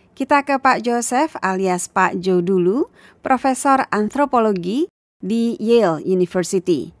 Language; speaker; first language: Indonesian; native; Indonesian